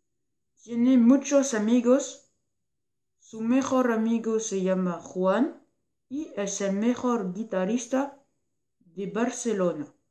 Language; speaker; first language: Spanish; non-native, learner; French